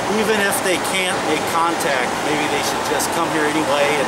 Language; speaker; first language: English; native; English